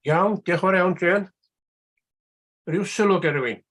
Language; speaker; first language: Welsh; native; Welsh